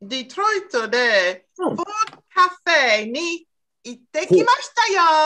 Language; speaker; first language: Japanese; non-native, learner; English